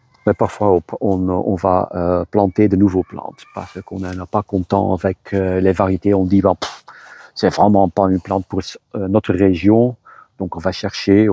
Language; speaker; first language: French; non-native, local second language; Dutch